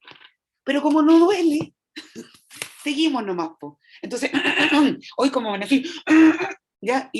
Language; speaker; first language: Spanish; native; Spanish